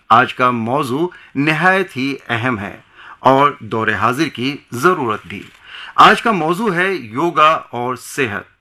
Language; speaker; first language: Urdu; native; Urdu